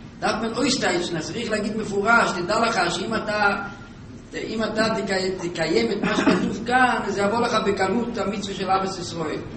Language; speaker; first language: Hebrew; native; Hebrew